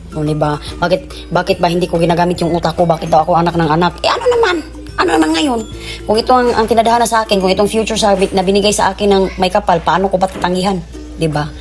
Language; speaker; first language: Filipino; non-native, local second language; Cebuano